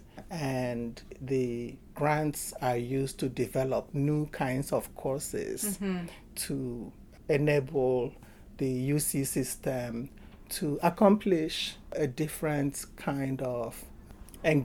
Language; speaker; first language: English; non-native, local second language; Igbo